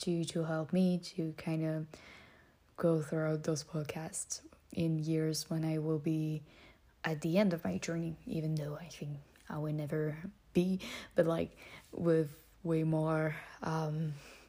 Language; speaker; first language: English; non-native, fluent; French